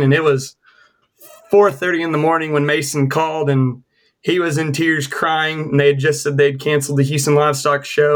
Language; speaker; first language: English; native; English